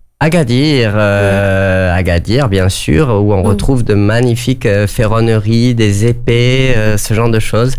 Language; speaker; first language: French; native; French